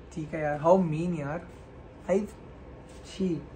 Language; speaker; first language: Hindi; native; Hindi